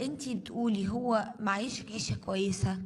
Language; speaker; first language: Arabic; native; Arabic